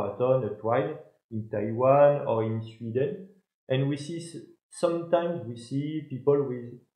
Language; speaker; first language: English; non-native, learner; French